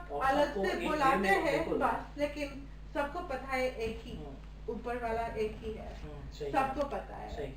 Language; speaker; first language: Hindi; early bilingual, heritage; Hindi